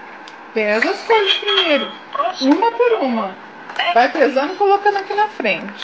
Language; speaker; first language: Portuguese; native; Portuguese